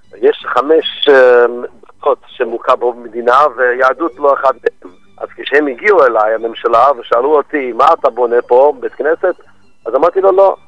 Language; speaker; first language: Hebrew; non-native, fluent; English